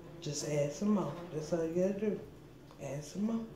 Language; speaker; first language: English; native; English